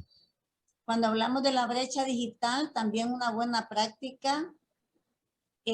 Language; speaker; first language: Spanish; native; Spanish